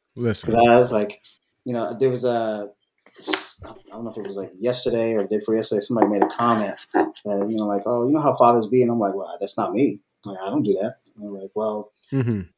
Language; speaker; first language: English; native; English